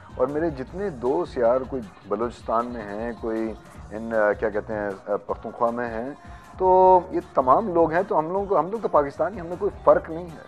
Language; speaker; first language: Urdu; non-native, local second language; Sindhi